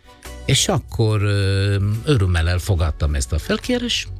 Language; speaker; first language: Hungarian; non-native, learner; Italian